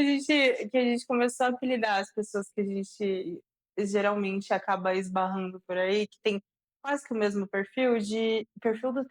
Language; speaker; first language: Portuguese; native; Portuguese